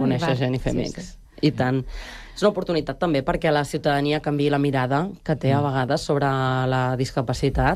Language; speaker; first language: Catalan; native; Catalan